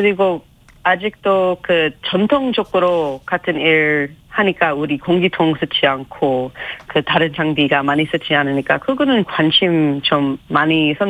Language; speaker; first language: Korean; non-native, fluent; English